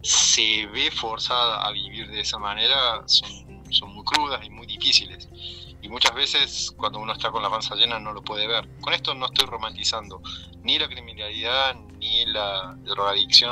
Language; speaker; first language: Spanish; native; Spanish